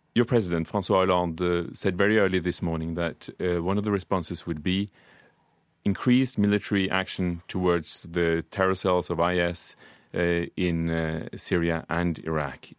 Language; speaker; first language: English; non-native, fluent; Norwegian